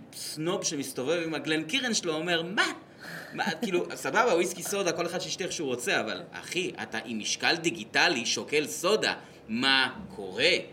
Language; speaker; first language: Hebrew; native; Hebrew